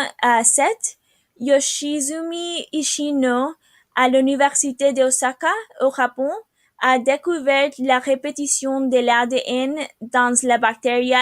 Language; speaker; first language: French; non-native, learner; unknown